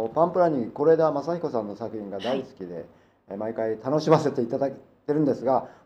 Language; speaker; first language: Japanese; native; Japanese